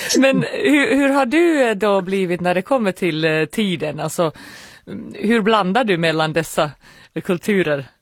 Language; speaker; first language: Swedish; native; Swedish